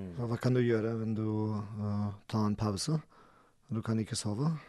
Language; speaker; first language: Norwegian; non-native, learner; German